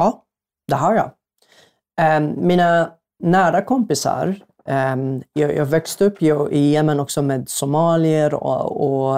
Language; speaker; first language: Swedish; non-native, fluent; Arabic